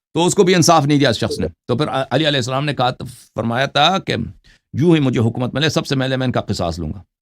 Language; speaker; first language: Urdu; non-native, fluent; Persian